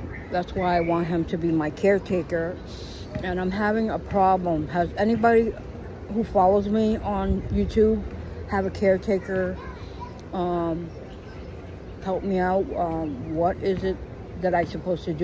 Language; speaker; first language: English; native; English